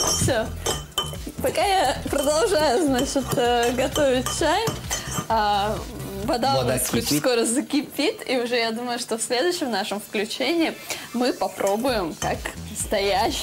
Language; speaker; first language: Russian; native; Russian